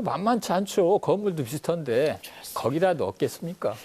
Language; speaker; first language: Korean; native; Korean